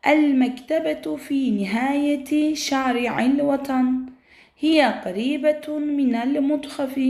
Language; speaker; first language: Arabic; non-native, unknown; Turkish